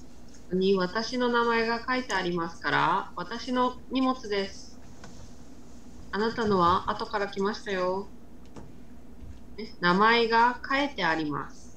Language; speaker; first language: Japanese; non-native, fluent; Vietnamese